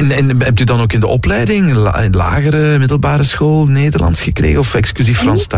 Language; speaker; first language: Dutch; native; Dutch